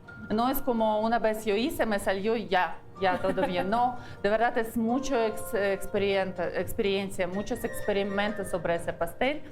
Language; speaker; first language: Spanish; non-native, learner; Ukrainian